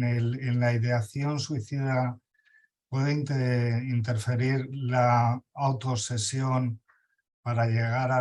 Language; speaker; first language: Spanish; native; Spanish